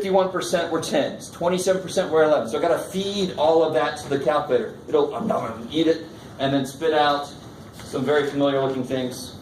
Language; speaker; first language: English; native; English